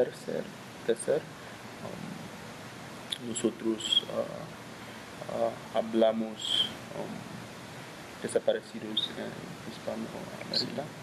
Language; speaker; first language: Spanish; non-native, learner; English